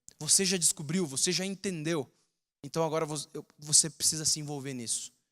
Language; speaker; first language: Portuguese; native; Portuguese